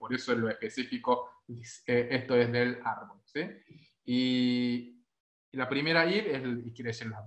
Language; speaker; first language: Spanish; non-native, fluent; Korean